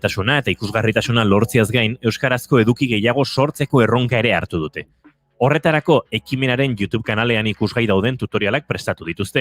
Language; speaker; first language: Basque; native; Basque